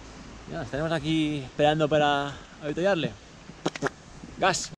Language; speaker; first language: Spanish; non-native, local second language; Catalan